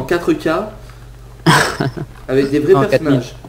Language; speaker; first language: French; native; French